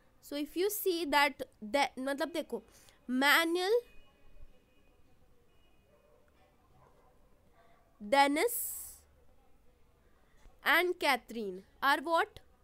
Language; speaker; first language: English; non-native, local second language; Hindi